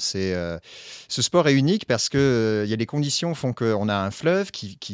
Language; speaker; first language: French; native; French